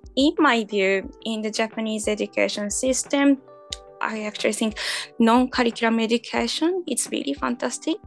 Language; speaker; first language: English; non-native, fluent; Japanese